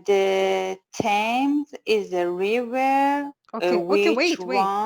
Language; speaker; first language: English; non-native, learner; Persian